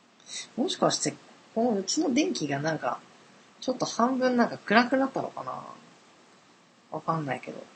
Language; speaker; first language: Japanese; native; Japanese